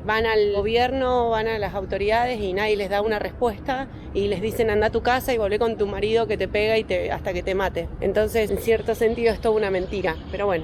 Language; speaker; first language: Spanish; native; Spanish